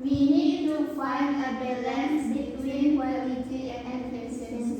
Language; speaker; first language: English; non-native, learner; Indonesian